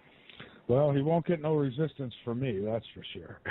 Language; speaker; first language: English; native; English